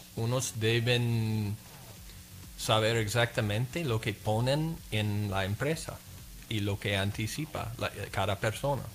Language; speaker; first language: Spanish; non-native, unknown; English